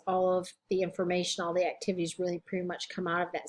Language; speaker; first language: English; native; English